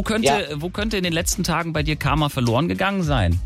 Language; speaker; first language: German; native; German